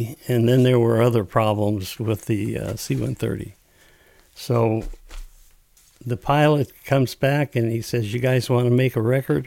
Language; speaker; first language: English; native; English